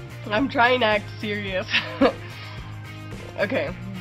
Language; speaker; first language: English; native; English